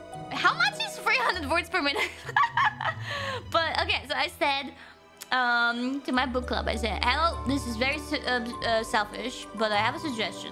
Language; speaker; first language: English; non-native, fluent; German